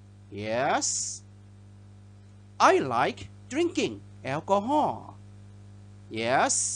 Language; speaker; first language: English; non-native, fluent; Thai